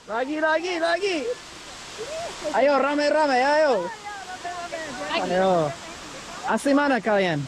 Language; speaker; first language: Indonesian; non-native, local second language; English